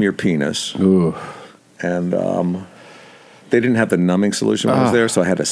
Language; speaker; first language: English; native; English